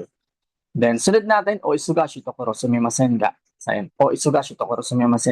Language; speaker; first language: Japanese; non-native, fluent; Filipino